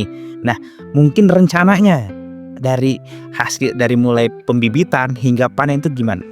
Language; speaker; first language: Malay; non-native, local second language; Sundanese